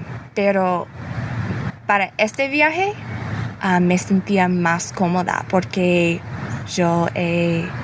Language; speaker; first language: Spanish; early bilingual, heritage; English